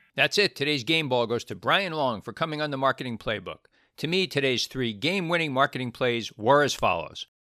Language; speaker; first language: English; native; English